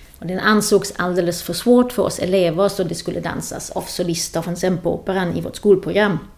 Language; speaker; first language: Swedish; non-native, fluent; German